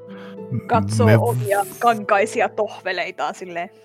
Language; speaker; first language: Finnish; native; Finnish